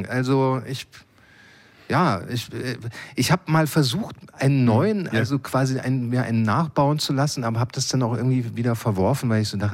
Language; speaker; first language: German; native; German